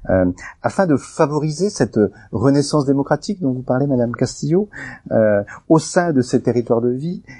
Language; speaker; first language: French; native; French